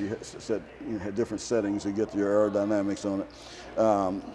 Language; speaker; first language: English; native; English